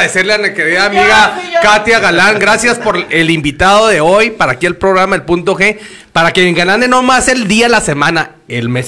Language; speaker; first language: Spanish; native; Spanish